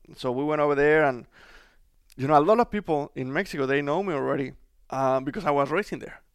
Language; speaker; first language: English; non-native, fluent; Spanish